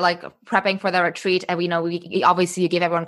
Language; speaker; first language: English; native; English